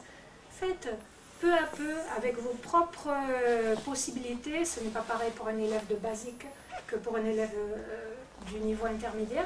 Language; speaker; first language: French; non-native, fluent; Spanish